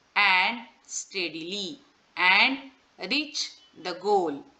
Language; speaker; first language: English; non-native, local second language; Marathi